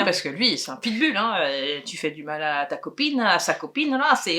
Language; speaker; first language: French; native; French